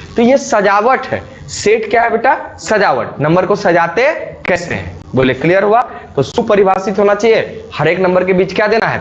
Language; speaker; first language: Hindi; native; Hindi